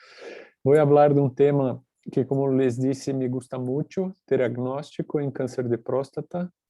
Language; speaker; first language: Spanish; non-native, fluent; Portuguese